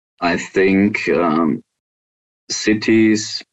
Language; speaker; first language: English; non-native, fluent; German